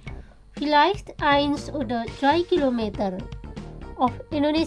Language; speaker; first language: German; non-native, fluent; Indonesian